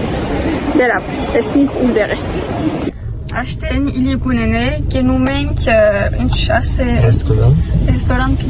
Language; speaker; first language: Armenian; early bilingual, heritage; Armenian